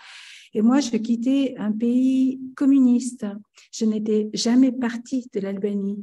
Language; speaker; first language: French; non-native, fluent; Albanian